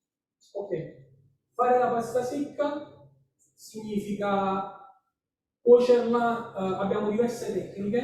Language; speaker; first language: Italian; native; Italian